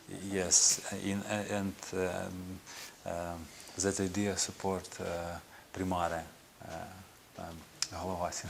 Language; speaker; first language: English; non-native, learner; Ukrainian